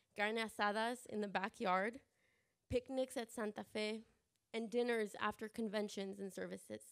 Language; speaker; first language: English; early bilingual, other home language; Spanish